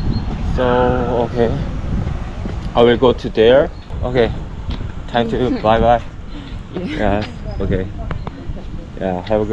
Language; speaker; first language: English; non-native, learner; Korean